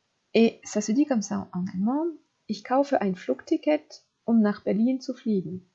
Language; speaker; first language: German; non-native, fluent; French